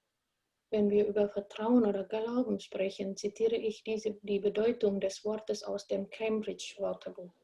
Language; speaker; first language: German; non-native, fluent; Indonesian